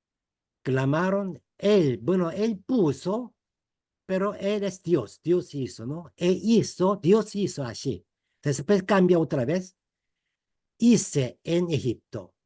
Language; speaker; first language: Spanish; non-native, fluent; Korean